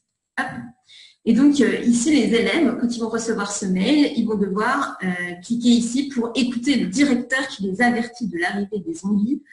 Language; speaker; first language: French; native; French